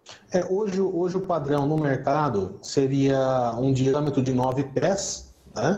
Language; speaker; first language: Portuguese; native; Portuguese